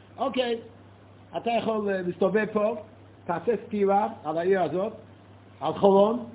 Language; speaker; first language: Hebrew; non-native, fluent; English